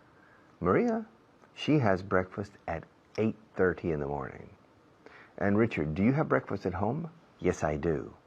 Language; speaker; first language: English; non-native, fluent; Spanish